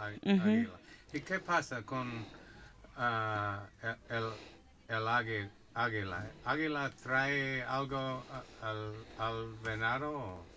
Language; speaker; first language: Spanish; non-native, learner; English